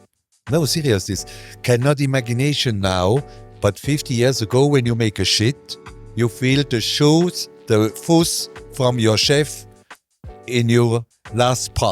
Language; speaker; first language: English; non-native, learner; German